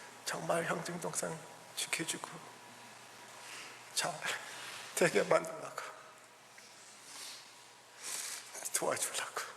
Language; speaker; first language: Korean; early bilingual, heritage; Korean